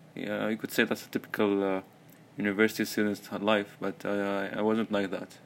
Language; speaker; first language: English; early bilingual, other home language; Arabic